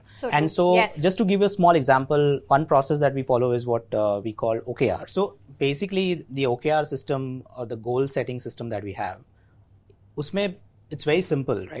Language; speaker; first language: English; non-native, local second language; Gujarati